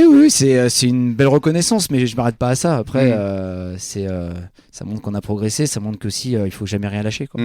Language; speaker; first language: French; native; French